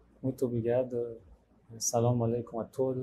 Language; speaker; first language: Portuguese; non-native, fluent; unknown